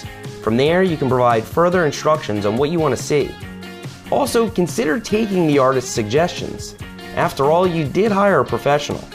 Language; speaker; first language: English; native; English